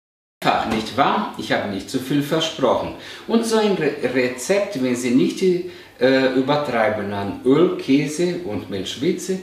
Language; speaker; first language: German; non-native, fluent; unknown